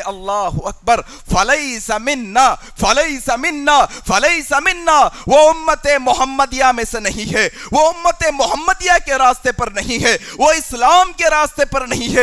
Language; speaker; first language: Urdu; native; Urdu